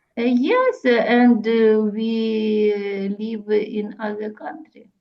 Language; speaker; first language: English; non-native, learner; Russian